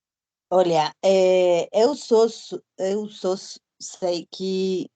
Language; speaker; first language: Portuguese; non-native, fluent; Spanish